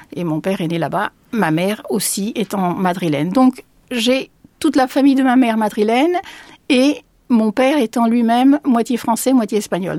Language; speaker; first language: French; early bilingual, other home language; Spanish